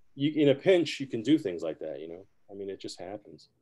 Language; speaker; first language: English; early bilingual, other home language; Spanish